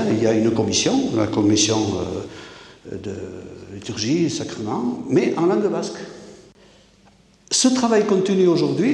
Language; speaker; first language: French; native; French